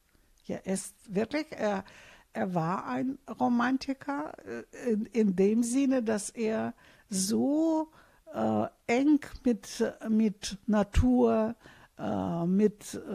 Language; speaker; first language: German; non-native, fluent; Russian